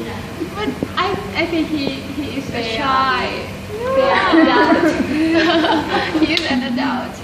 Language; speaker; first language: English; non-native, learner; Thai